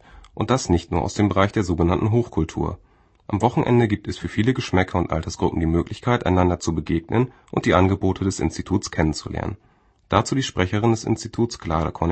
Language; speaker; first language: German; native; German